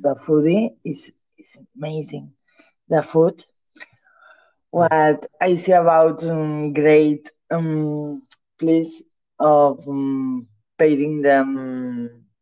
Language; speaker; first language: English; non-native, learner; Catalan